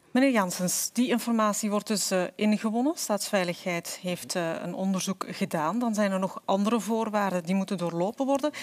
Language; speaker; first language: Dutch; native; Dutch